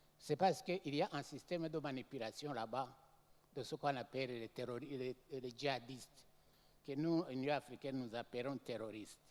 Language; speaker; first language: French; non-native, local second language; Rundi